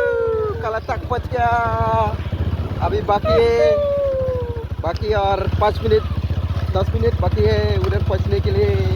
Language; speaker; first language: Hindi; non-native, learner; Malay